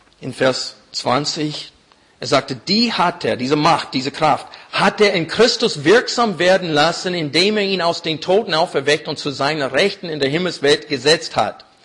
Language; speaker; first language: German; non-native, fluent; English